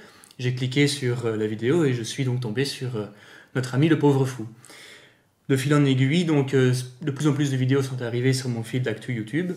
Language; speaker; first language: French; native; French